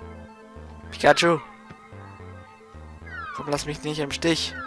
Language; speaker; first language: German; native; German